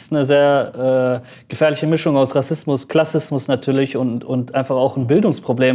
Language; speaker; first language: German; early bilingual, other home language; Persian